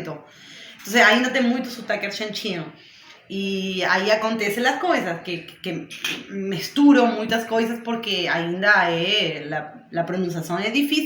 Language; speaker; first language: Portuguese; non-native, learner; Spanish